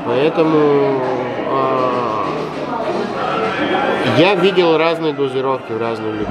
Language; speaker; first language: Russian; non-native, fluent; Greek